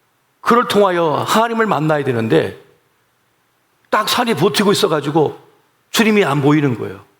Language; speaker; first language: Korean; native; Korean